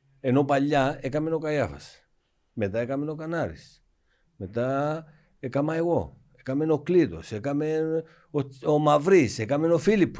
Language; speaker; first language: Greek; native; Greek